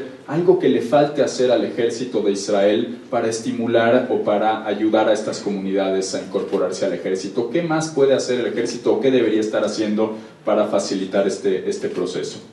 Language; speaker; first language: Spanish; native; Spanish